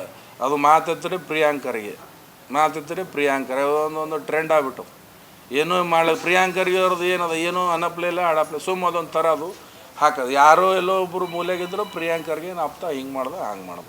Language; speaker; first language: Kannada; native; Kannada